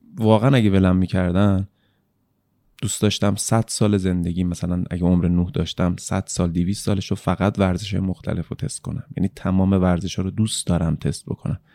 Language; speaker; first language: Persian; native; Persian